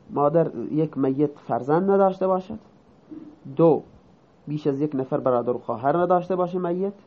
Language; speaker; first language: Persian; non-native, local second language; Baluchi